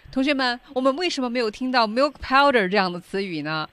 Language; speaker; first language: Chinese; native; Chinese